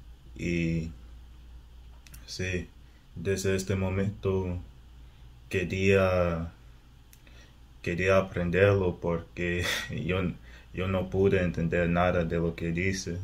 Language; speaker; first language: Spanish; non-native, learner; English